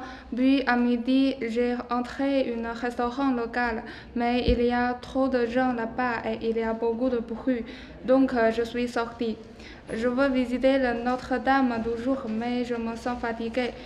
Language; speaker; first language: French; non-native, learner; Chinese